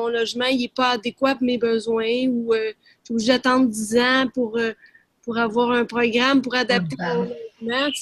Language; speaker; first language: French; native; French